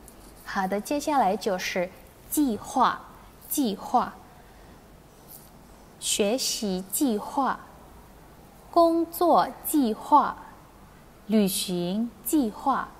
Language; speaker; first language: Chinese; non-native, fluent; Indonesian